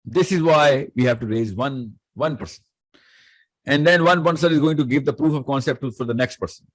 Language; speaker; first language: English; non-native, local second language; Urdu